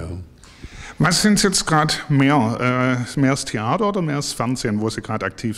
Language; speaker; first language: German; native; German